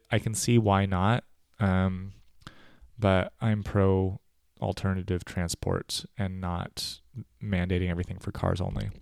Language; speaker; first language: English; native; English